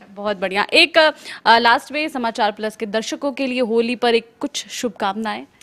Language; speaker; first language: Hindi; native; Hindi